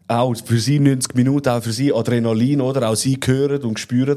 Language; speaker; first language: German; native; German